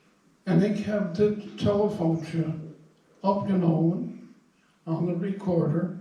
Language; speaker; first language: Dutch; non-native, fluent; English